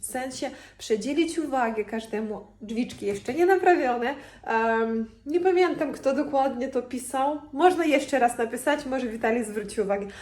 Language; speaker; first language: Polish; non-native, fluent; Russian